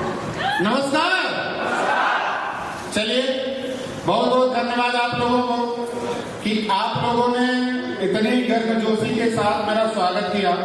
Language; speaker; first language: Hindi; native; Hindi